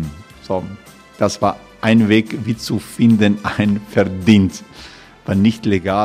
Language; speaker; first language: German; non-native, learner; Croatian